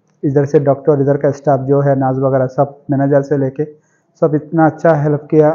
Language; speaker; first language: Hindi; non-native, local second language; Bangla